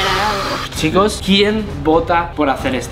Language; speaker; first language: Spanish; native; Spanish